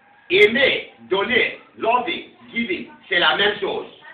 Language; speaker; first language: French; non-native, local second language; English